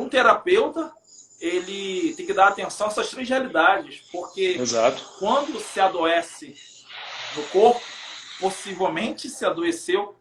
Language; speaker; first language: Portuguese; native; Portuguese